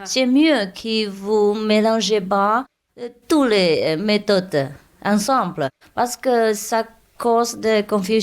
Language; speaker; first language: French; non-native, learner; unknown